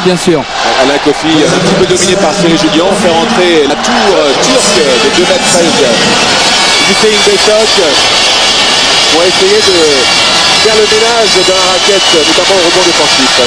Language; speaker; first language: French; native; French